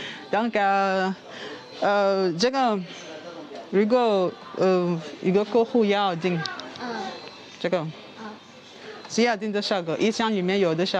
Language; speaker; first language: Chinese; non-native, learner; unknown